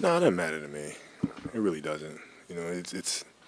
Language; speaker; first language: English; early bilingual, other home language; Italian